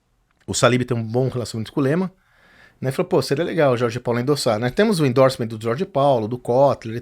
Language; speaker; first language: Portuguese; native; Portuguese